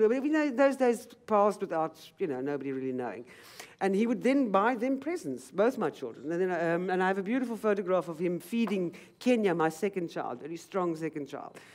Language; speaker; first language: English; native; English